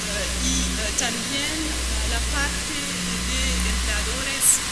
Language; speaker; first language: Spanish; non-native, fluent; French